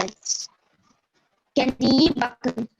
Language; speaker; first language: Turkish; non-native, learner; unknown